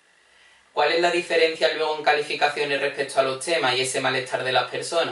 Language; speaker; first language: Spanish; native; Spanish